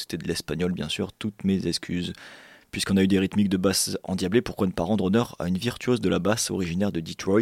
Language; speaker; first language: French; native; French